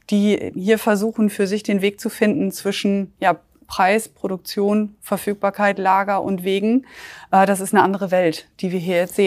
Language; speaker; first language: German; native; German